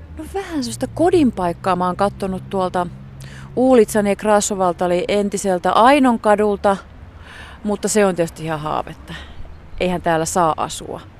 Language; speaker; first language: Finnish; native; Finnish